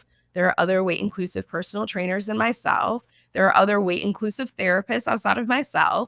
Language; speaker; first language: English; native; English